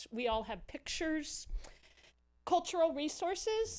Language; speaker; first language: English; native; English